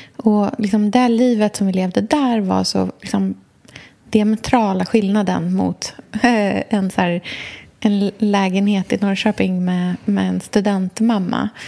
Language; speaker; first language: Swedish; native; Swedish